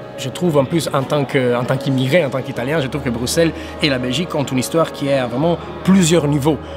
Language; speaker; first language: French; non-native, fluent; Italian